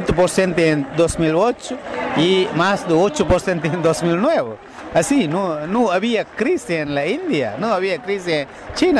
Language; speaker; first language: Spanish; non-native, fluent; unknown